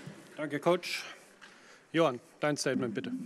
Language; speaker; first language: German; native; German